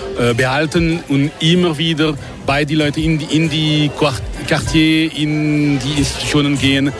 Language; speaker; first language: German; non-native, local second language; French